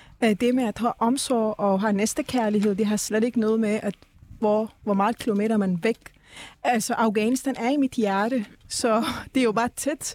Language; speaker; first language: Danish; early bilingual, other home language; Persian